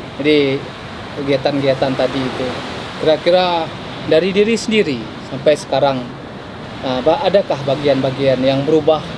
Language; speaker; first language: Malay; non-native, fluent; Japanese